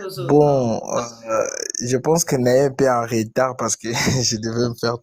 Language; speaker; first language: French; non-native, local second language; Lingala